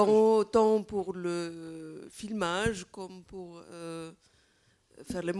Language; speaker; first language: French; non-native, fluent; Spanish